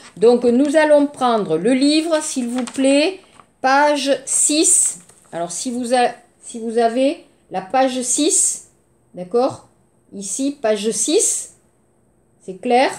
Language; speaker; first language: French; native; French